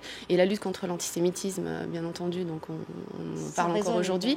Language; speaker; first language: French; native; French